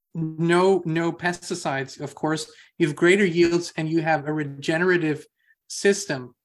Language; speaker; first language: English; non-native, fluent; German